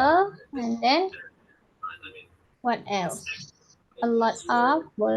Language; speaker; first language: English; non-native, fluent; Indonesian